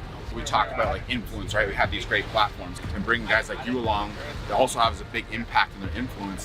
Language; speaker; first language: English; native; English